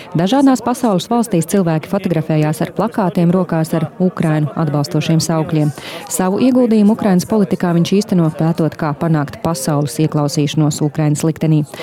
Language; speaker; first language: Latvian; native; Latvian